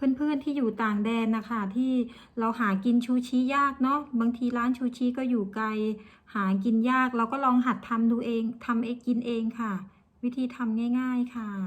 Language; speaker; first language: Thai; non-native, local second language; Northeastern Thai